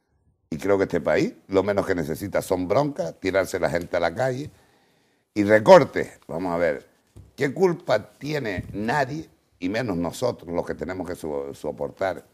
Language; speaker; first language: Spanish; native; Spanish